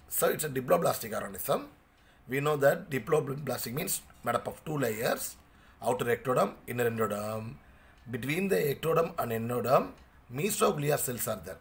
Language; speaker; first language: English; non-native, local second language; Tamil